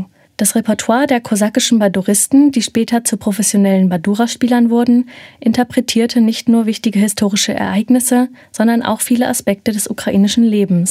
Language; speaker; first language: German; native; German